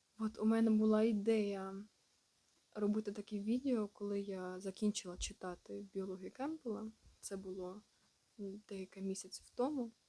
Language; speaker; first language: Ukrainian; non-native, local second language; Russian